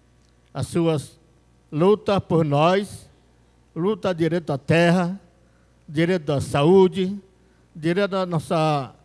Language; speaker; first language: Portuguese; non-native, local second language; Yanomámi